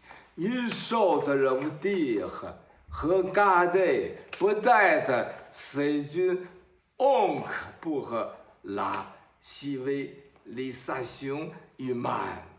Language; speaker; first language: French; non-native, learner; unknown